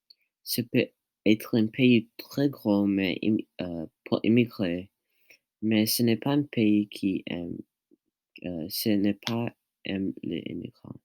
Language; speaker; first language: French; non-native, learner; English